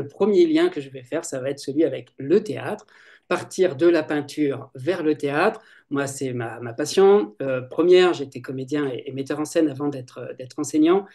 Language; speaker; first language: French; native; French